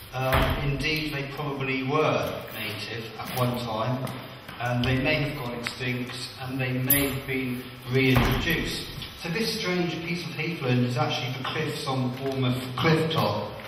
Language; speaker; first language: English; native; English